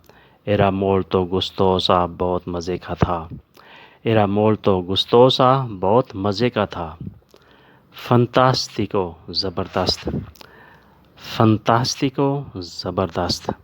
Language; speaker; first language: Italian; non-native, learner; Urdu